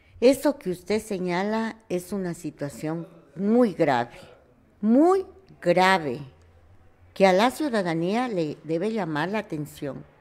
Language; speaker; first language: Spanish; native; Spanish